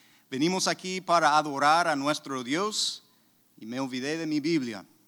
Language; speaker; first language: Spanish; native; Spanish